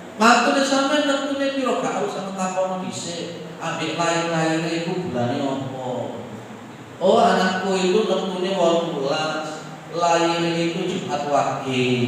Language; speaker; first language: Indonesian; non-native, local second language; Javanese